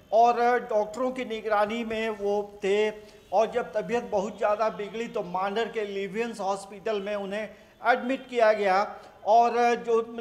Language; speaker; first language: Hindi; native; Hindi